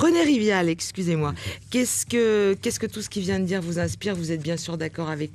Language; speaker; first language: French; native; French